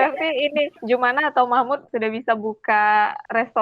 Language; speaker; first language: Indonesian; native; Indonesian